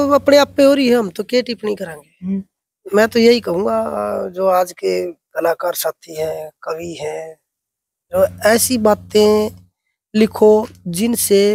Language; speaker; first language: Hindi; native; Hindi